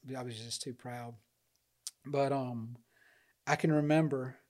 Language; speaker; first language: English; native; English